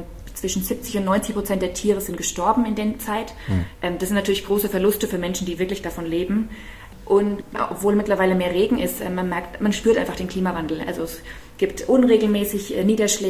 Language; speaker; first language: German; native; German